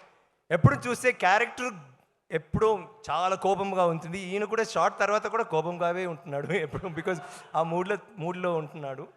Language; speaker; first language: Telugu; non-native, learner; Tamil